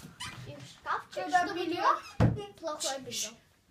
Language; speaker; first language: Russian; early bilingual, heritage; Russian